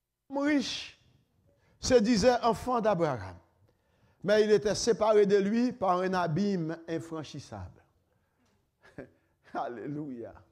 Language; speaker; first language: French; native; French